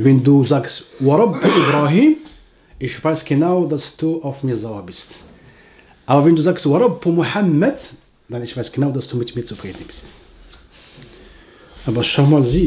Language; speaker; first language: German; non-native, learner; Arabic